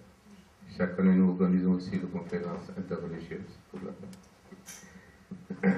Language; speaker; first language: French; non-native, fluent; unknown